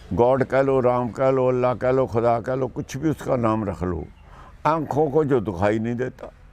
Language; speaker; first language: Hindi; non-native, local second language; Punjabi